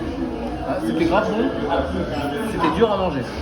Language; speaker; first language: French; native; French